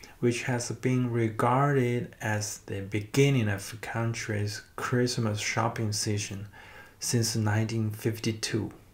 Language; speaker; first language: English; non-native, fluent; Chinese